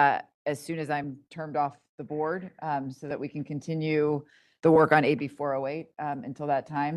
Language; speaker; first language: English; native; English